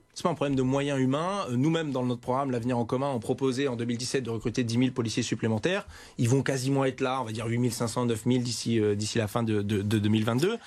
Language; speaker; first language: French; native; French